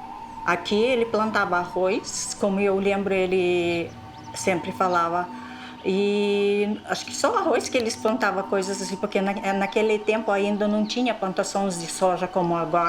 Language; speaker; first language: Portuguese; non-native, local second language; Russian